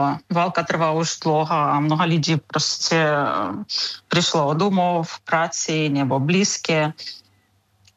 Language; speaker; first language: Czech; non-native, fluent; Ukrainian